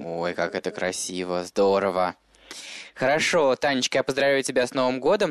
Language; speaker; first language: Russian; native; Russian